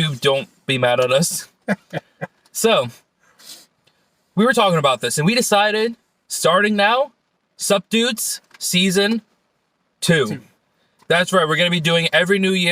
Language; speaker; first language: English; native; English